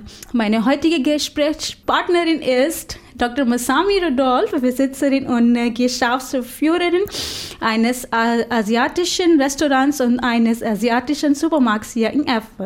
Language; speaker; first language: German; non-native, fluent; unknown